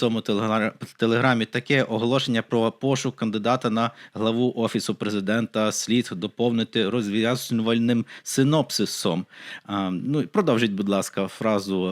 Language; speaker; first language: Ukrainian; native; Ukrainian